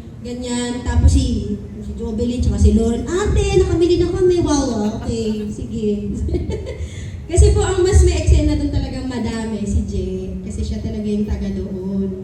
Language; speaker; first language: Filipino; early bilingual, heritage; Filipino